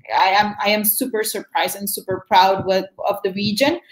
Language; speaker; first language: English; non-native, fluent; Spanish